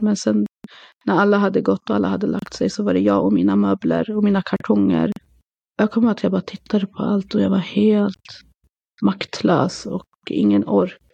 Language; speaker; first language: Swedish; early bilingual, other home language; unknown